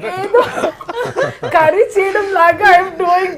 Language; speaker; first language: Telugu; non-native, learner; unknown